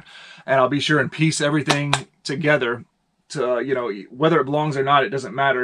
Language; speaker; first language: English; native; English